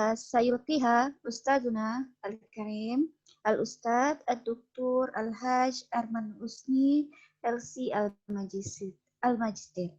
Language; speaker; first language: Arabic; non-native, fluent; Indonesian